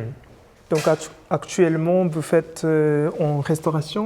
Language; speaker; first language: French; non-native, fluent; Japanese